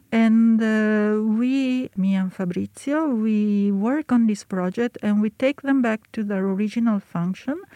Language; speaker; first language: English; non-native, fluent; Italian